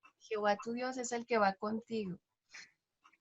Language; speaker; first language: Spanish; native; Spanish